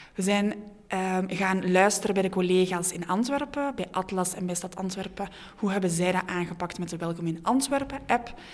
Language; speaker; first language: Dutch; native; Dutch